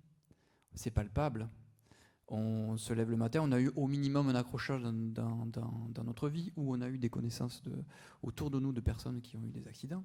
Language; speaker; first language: French; native; French